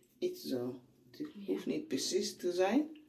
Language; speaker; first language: Dutch; non-native, learner; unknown